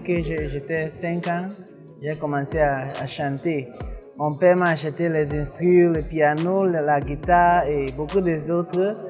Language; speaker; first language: French; non-native, local second language; English